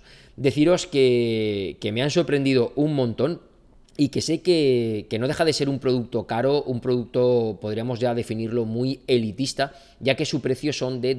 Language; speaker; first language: Spanish; native; Spanish